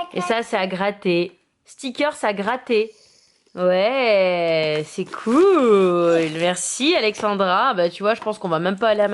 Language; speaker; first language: French; native; French